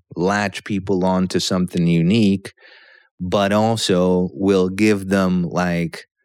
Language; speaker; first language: English; early bilingual, other home language; Polish